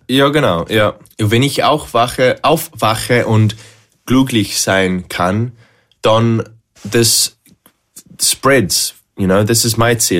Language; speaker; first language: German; non-native, learner; English